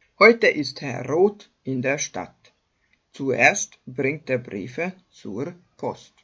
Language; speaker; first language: German; non-native, fluent; Hungarian